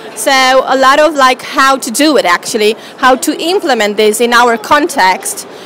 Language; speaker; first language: English; non-native, fluent; Romanian